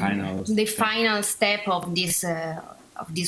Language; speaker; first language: English; non-native, learner; Italian